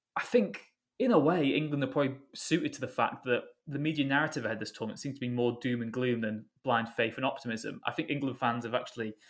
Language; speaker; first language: English; native; English